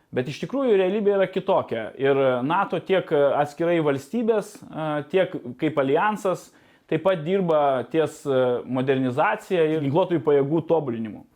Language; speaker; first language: Lithuanian; native; Lithuanian